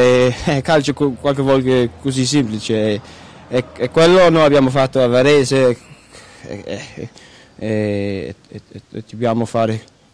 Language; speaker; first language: Italian; non-native, learner; Danish